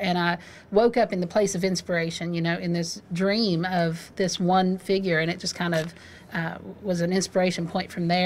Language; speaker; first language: English; native; English